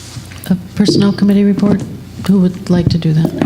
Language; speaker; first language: English; native; English